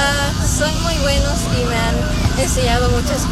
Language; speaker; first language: Spanish; early bilingual, other home language; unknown